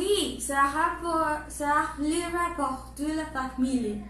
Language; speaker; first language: French; non-native, learner; Spanish